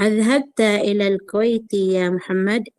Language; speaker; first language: Arabic; non-native, learner; Filipino